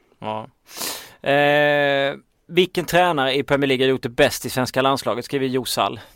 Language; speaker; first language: Swedish; native; Swedish